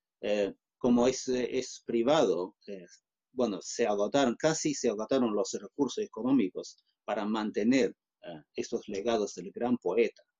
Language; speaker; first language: Spanish; non-native, fluent; Chinese